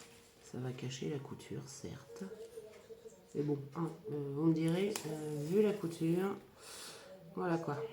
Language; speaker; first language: French; native; French